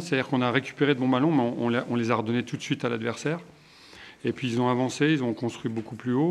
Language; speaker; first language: French; native; French